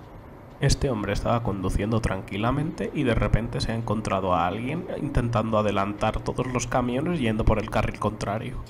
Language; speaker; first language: Spanish; native; Spanish